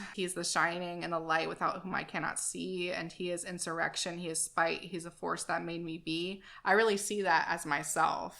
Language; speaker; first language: English; native; English